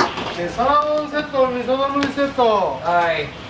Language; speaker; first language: Japanese; native; Japanese